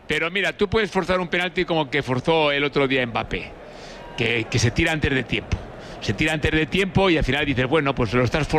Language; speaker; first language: Spanish; native; Spanish